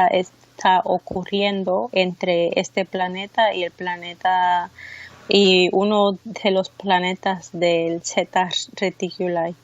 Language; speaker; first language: Spanish; early bilingual, heritage; Spanish